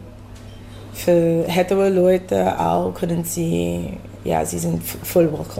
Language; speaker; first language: German; non-native, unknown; English